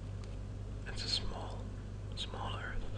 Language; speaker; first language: English; non-native, fluent; Danish